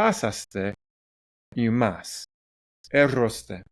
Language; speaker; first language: Greek; non-native, learner; English